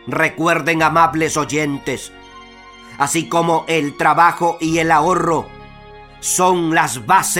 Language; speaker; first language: Spanish; native; Spanish